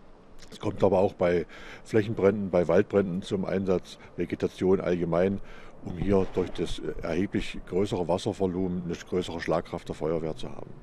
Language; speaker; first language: German; native; German